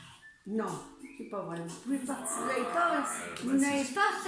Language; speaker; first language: French; early bilingual, other home language; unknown